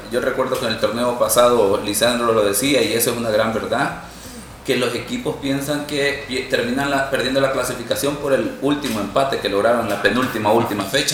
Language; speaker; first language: Spanish; native; Spanish